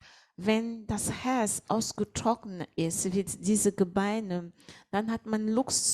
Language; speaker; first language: German; non-native, fluent; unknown